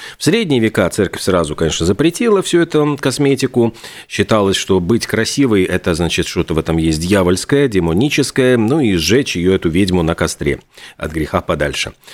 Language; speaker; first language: Russian; native; Russian